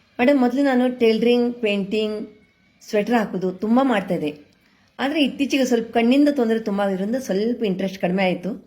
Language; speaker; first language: Kannada; non-native, local second language; Marathi